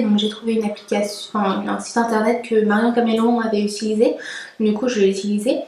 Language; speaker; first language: French; native; French